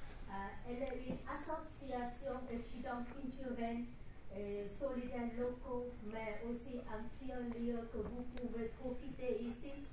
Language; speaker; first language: French; non-native, learner; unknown